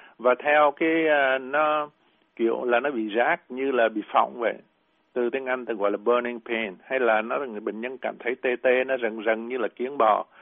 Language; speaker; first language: Vietnamese; native; Vietnamese